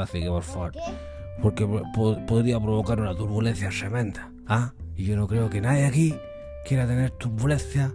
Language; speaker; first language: Spanish; native; Spanish